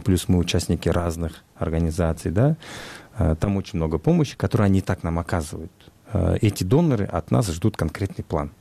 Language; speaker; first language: Russian; non-native, local second language; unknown